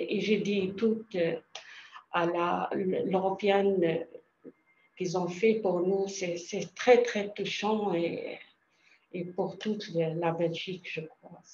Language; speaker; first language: French; non-native, learner; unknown